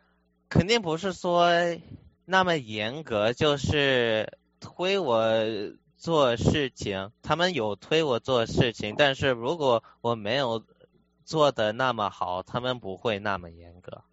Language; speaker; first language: Chinese; early bilingual, heritage; Chinese